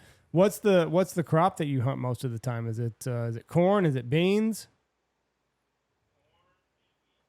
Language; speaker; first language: English; native; English